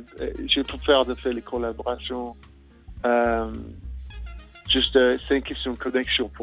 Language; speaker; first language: French; non-native, fluent; English